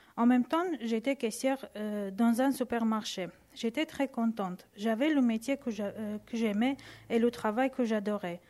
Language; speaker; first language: French; non-native, learner; Armenian